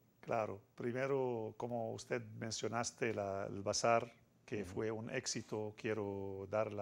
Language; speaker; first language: Spanish; non-native, fluent; Arabic